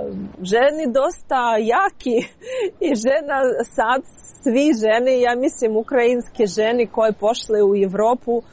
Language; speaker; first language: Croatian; non-native, learner; Ukrainian